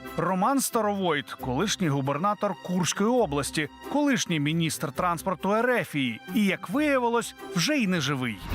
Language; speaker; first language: Ukrainian; native; Ukrainian